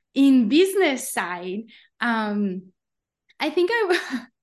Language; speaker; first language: English; non-native, fluent; Spanish